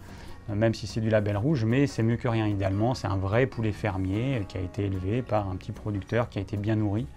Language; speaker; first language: French; native; French